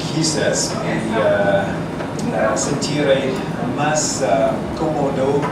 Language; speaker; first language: Spanish; non-native, learner; English